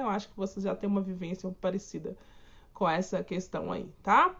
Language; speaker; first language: Portuguese; native; Portuguese